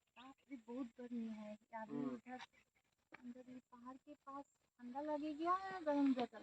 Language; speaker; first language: Hindi; non-native, local second language; Bangla